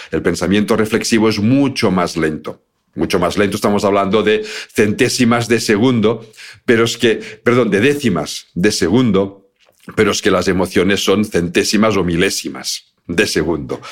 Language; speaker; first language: Spanish; native; Spanish